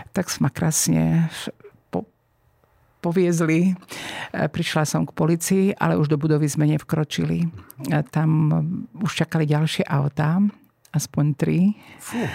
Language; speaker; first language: Slovak; native; Slovak